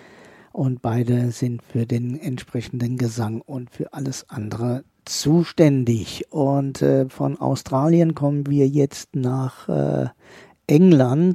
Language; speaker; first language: German; native; German